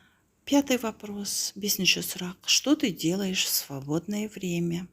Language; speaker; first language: Russian; non-native, local second language; Kazakh